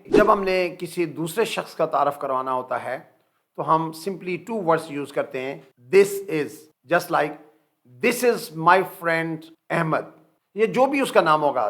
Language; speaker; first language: Urdu; native; Urdu